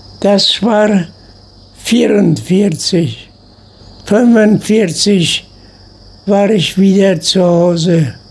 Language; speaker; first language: German; non-native, local second language; Low German